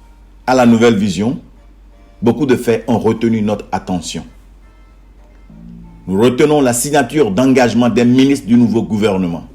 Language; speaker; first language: French; native; French